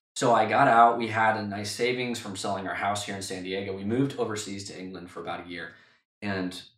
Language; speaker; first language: English; native; English